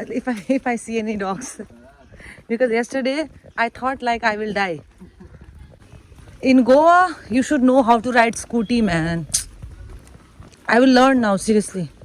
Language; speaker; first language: English; non-native, fluent; Nepali